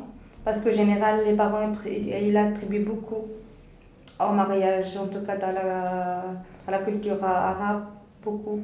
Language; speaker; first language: French; non-native, local second language; Arabic